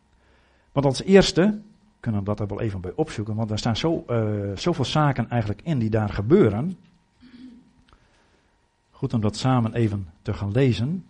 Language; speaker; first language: Dutch; native; Dutch